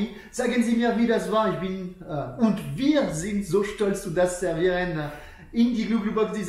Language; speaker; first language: German; non-native, learner; French